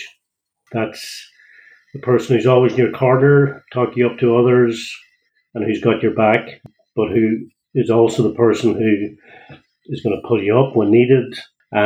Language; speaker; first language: English; native; English